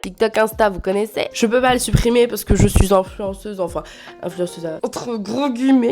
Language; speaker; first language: French; native; French